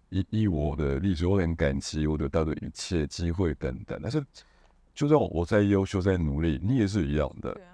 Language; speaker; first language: Chinese; non-native, fluent; Hebrew